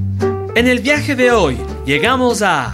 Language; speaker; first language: Spanish; native; Spanish